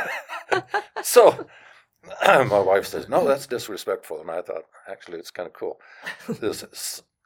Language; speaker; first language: English; non-native, fluent; German